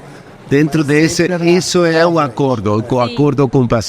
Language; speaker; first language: Portuguese; non-native, fluent; Spanish